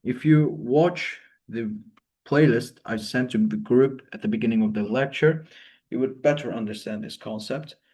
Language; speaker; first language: English; non-native, fluent; Turkish